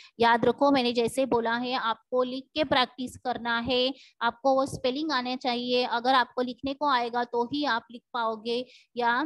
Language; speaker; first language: Hindi; non-native, local second language; Marathi